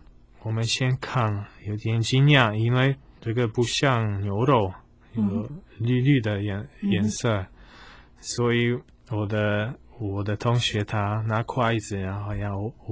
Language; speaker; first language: Chinese; non-native, fluent; Polish